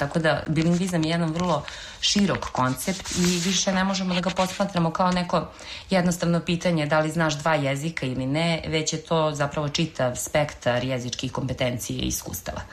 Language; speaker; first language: Serbian; native; Serbian